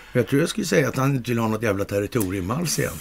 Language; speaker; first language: Swedish; native; Swedish